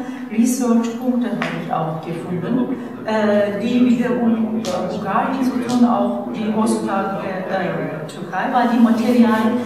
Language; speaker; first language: German; non-native, fluent; Turkish